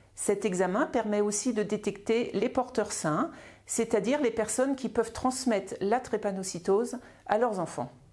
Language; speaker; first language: French; native; French